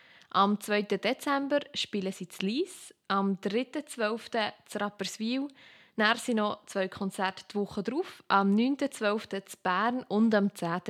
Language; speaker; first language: German; native; German